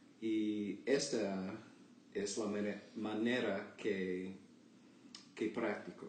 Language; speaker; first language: Spanish; non-native, learner; English